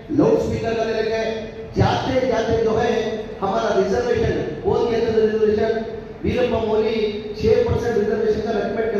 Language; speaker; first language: Hindi; native; Hindi